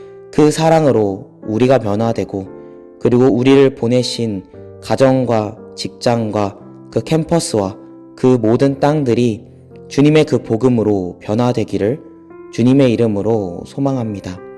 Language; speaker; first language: Korean; native; Korean